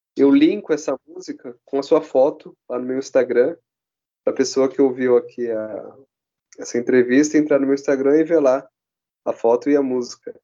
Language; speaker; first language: Portuguese; native; Portuguese